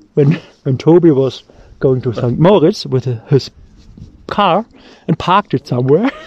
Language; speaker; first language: English; non-native, learner; German